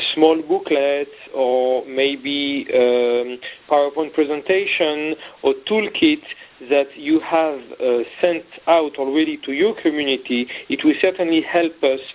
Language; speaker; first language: English; non-native, fluent; French